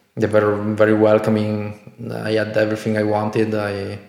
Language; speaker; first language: English; non-native, fluent; Italian